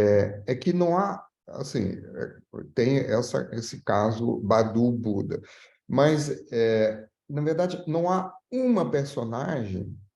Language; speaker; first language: Portuguese; non-native, fluent; French